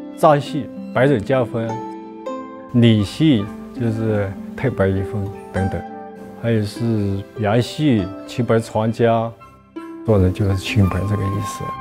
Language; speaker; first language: Chinese; non-native, local second language; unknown